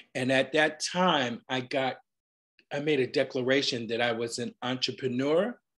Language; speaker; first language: English; native; English